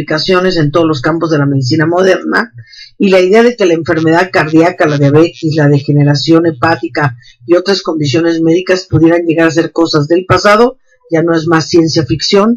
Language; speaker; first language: Spanish; native; Spanish